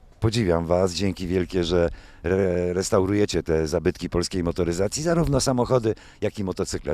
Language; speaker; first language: Polish; native; Polish